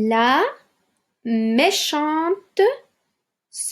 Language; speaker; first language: French; non-native, local second language; Arabic